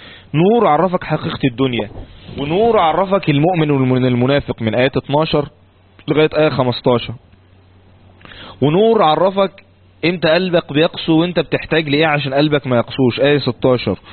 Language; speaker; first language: Arabic; native; Arabic